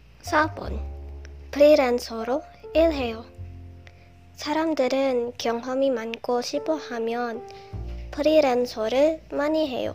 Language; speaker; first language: Korean; non-native, learner; Indonesian